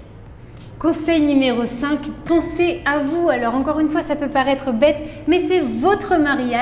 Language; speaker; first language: French; native; French